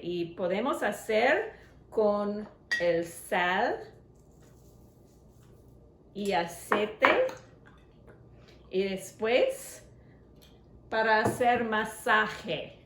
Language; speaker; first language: Spanish; non-native, learner; English